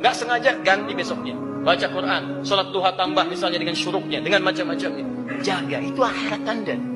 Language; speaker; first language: Indonesian; native; Indonesian